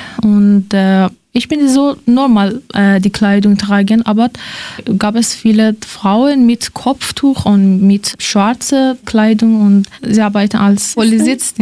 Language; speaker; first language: German; non-native, learner; Persian